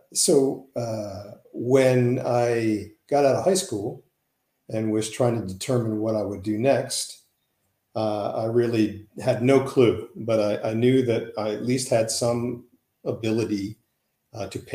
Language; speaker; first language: English; native; English